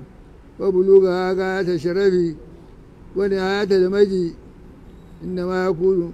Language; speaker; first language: Arabic; non-native, fluent; Hausa